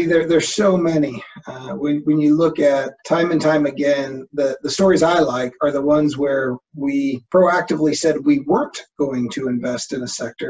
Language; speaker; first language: English; native; English